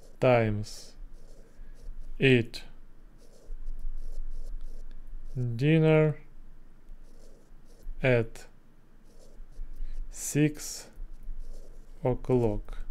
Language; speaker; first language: English; non-native, learner; Russian